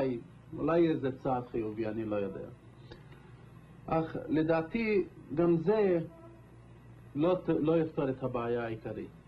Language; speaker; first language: Hebrew; non-native, local second language; Arabic